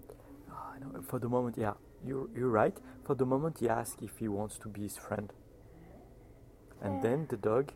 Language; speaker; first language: English; non-native, fluent; French